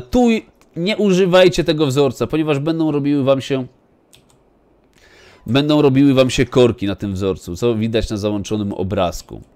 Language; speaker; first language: Polish; native; Polish